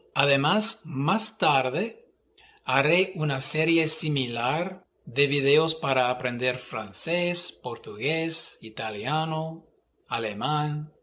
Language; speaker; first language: Spanish; non-native, fluent; English